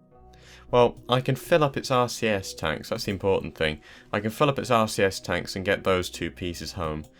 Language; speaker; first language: English; native; English